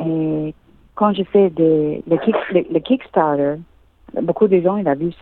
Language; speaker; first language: French; non-native, learner; English